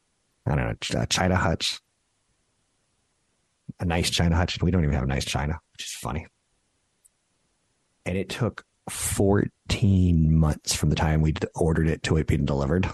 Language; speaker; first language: English; native; English